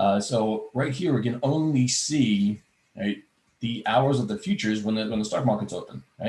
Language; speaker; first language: English; native; English